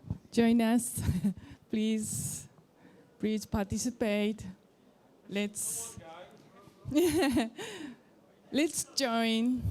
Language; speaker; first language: English; non-native, learner; Japanese